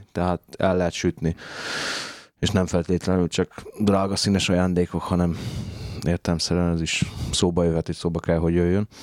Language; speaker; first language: Hungarian; native; Hungarian